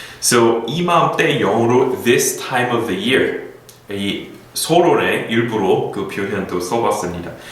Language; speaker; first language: Korean; non-native, fluent; English